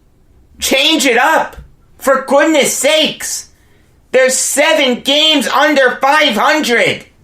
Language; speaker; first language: English; native; English